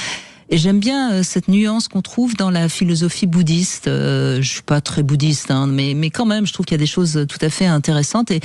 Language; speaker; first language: French; native; French